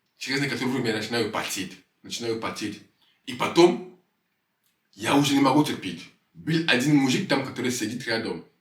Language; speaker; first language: Russian; non-native, fluent; French